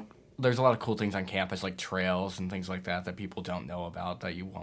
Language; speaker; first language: English; native; English